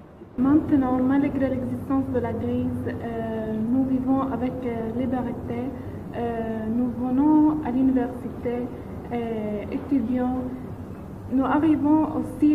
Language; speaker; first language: French; non-native, learner; Arabic